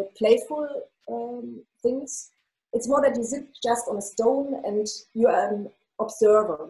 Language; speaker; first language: English; non-native, fluent; German